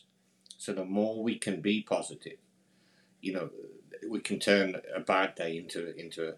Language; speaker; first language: English; native; English